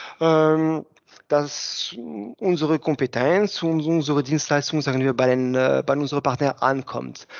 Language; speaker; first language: German; non-native, fluent; French